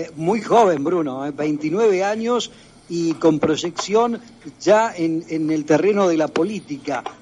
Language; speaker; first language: Spanish; native; Spanish